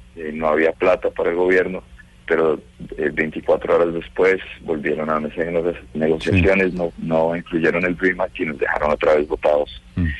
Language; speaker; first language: Spanish; native; Spanish